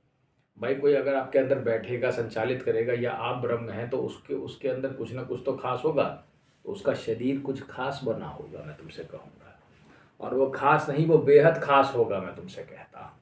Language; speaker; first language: Hindi; native; Hindi